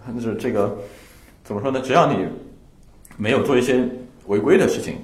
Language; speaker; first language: Chinese; native; Chinese